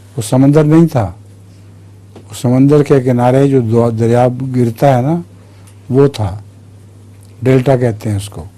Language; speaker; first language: Urdu; native; Urdu